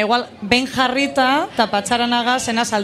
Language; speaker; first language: Basque; native; Basque